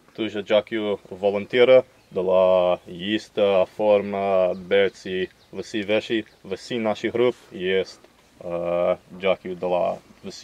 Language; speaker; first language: Ukrainian; non-native, learner; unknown